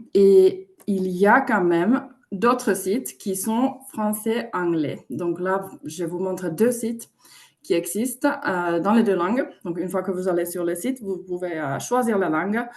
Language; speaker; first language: French; non-native, fluent; Finnish